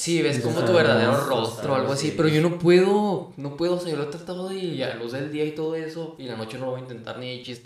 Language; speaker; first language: Spanish; native; Spanish